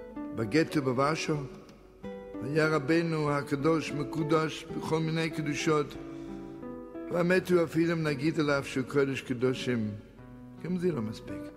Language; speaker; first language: Hebrew; non-native, fluent; Yiddish